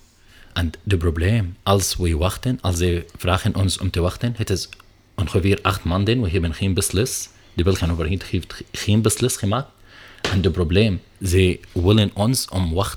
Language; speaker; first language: Dutch; non-native, learner; Arabic